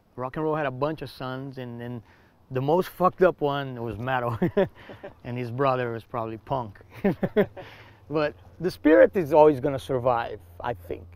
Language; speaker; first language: English; non-native, fluent; Portuguese